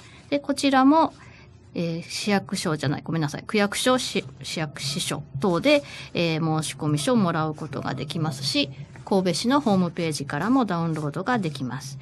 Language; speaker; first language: Japanese; native; Japanese